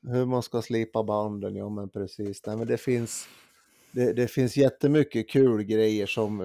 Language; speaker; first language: Swedish; native; Swedish